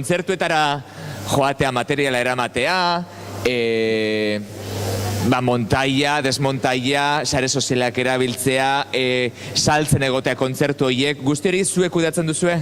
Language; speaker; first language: Basque; native; Basque